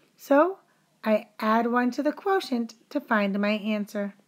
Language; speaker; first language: English; native; English